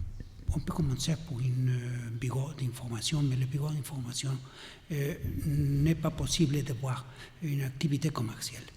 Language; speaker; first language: French; non-native, learner; Catalan